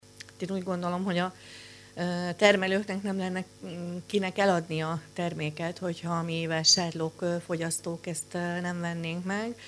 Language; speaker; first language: Hungarian; native; Hungarian